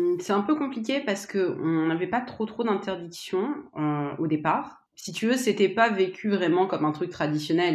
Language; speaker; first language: French; native; French